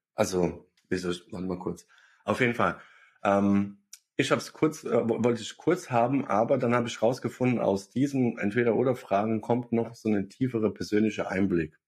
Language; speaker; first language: German; non-native, fluent; Bosnian